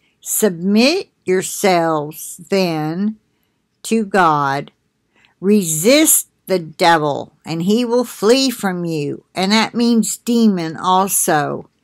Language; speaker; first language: English; native; English